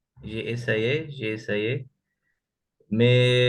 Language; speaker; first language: French; non-native, learner; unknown